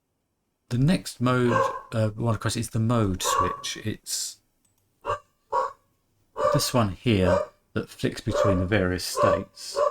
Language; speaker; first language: English; native; English